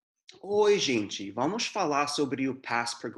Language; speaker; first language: Portuguese; non-native, fluent; English